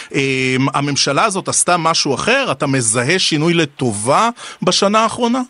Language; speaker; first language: Hebrew; native; Hebrew